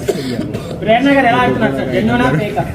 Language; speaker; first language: Telugu; native; Telugu